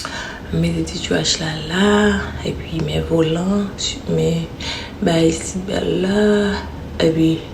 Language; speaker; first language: French; non-native, learner; Haitian Creole